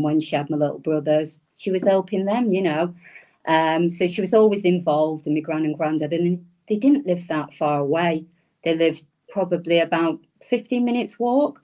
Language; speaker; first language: English; native; English